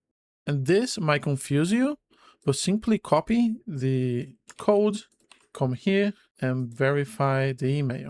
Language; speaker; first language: English; non-native, fluent; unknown